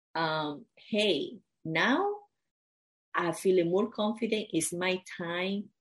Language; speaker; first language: English; non-native, fluent; Spanish